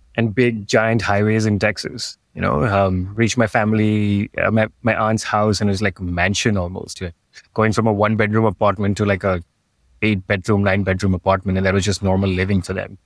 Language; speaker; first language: English; non-native, local second language; Hindi